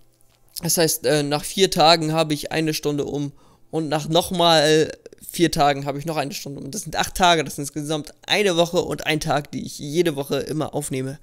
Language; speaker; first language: German; native; German